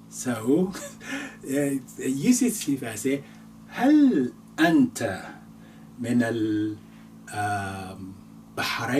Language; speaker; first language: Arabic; non-native, fluent; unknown